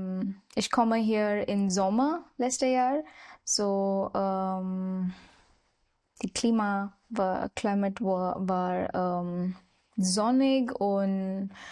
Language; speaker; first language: German; non-native, learner; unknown